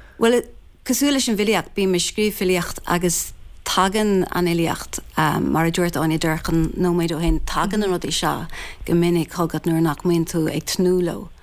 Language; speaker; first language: Irish; non-native, local second language; English